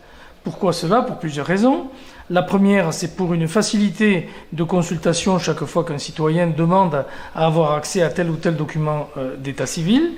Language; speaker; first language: French; native; French